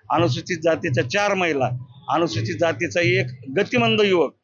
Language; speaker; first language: Marathi; native; Marathi